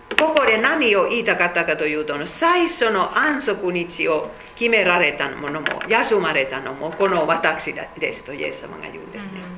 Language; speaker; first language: Japanese; non-native, fluent; Finnish